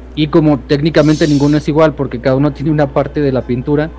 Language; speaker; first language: Spanish; native; Spanish